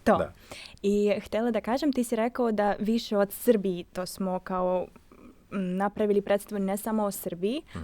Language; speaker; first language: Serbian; non-native, fluent; Russian